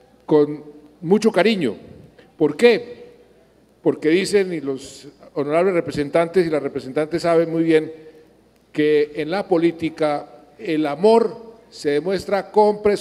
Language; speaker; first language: Spanish; native; Spanish